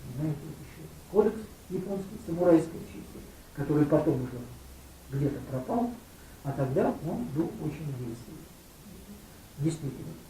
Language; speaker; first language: Russian; native; Russian